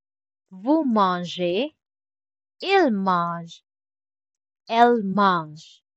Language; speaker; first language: French; non-native, fluent; Filipino